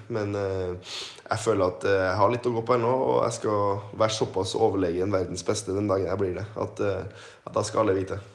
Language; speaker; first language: Norwegian; native; Norwegian